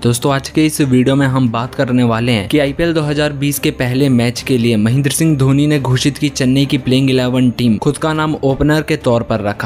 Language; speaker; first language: Hindi; native; Hindi